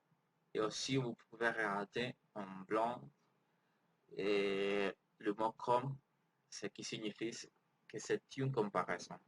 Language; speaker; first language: French; non-native, learner; Spanish